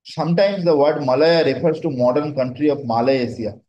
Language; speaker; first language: English; non-native, local second language; Bangla